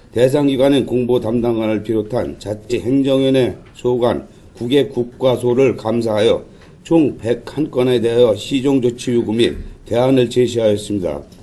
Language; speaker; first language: Korean; native; Korean